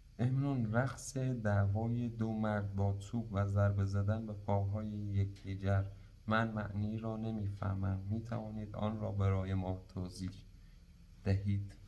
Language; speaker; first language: Persian; non-native, local second language; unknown